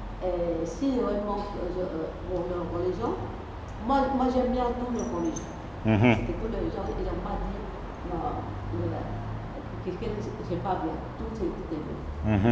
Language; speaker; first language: French; non-native, learner; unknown